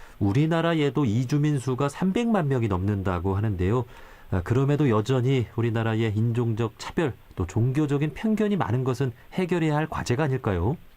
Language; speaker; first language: Korean; native; Korean